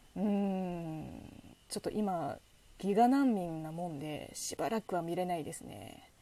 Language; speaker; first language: Japanese; non-native, fluent; Chinese